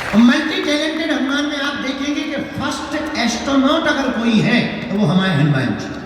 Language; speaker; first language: Hindi; native; Hindi